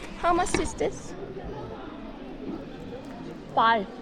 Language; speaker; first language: English; non-native, learner; Korean